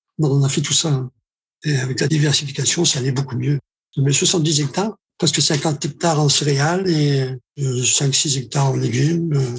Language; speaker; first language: French; native; French